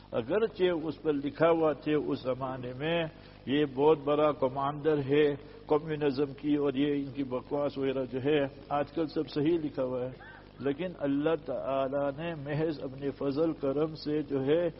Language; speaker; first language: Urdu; non-native, fluent; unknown